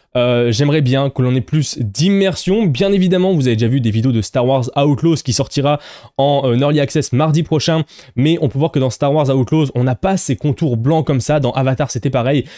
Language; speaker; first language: French; native; French